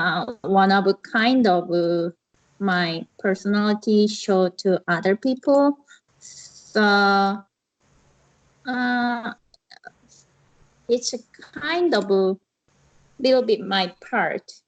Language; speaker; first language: English; non-native, learner; Korean